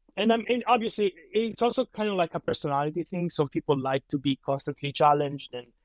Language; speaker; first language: English; non-native, fluent; Italian